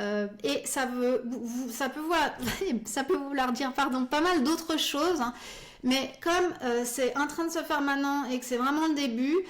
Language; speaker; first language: French; native; French